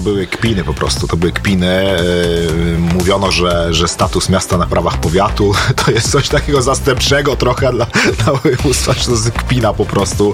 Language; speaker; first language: Polish; native; Polish